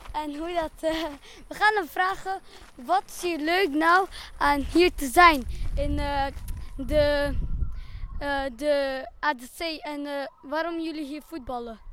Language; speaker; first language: Dutch; early bilingual, other home language; Persian